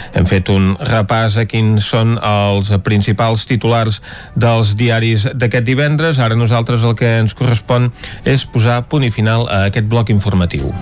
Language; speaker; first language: Catalan; native; Catalan